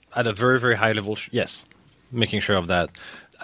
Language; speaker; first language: English; non-native, fluent; French